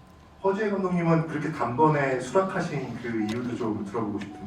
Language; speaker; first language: Korean; native; Korean